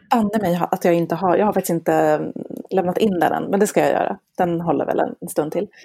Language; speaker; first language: Swedish; native; Swedish